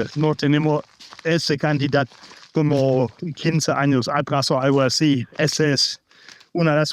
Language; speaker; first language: Spanish; non-native, learner; German